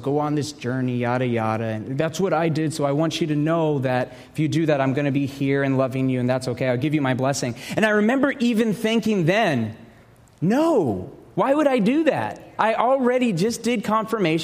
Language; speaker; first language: English; native; English